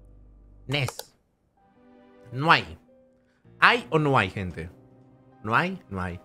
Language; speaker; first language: Spanish; native; Spanish